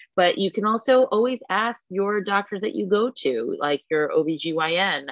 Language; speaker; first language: English; native; English